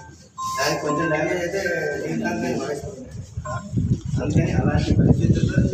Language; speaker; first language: Telugu; native; Telugu